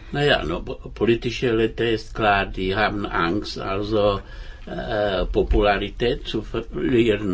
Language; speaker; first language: German; non-native, fluent; Czech